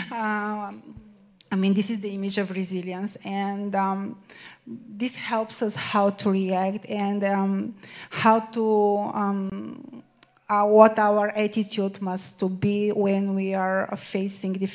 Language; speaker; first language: English; non-native, fluent; Bulgarian